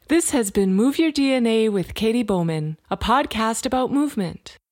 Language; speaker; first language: English; native; English